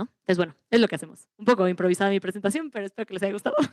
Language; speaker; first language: Spanish; native; Spanish